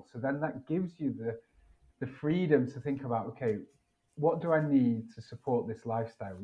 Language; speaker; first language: English; native; English